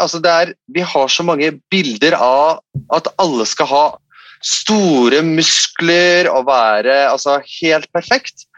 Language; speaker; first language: Norwegian; non-native, fluent; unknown